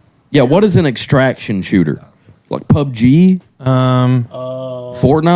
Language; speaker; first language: English; native; English